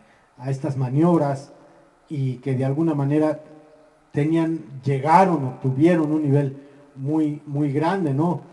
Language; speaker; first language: Spanish; native; Spanish